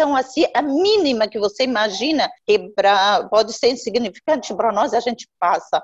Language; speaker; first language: Portuguese; non-native, fluent; Arabic